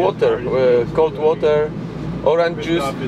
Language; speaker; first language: English; non-native, learner; Polish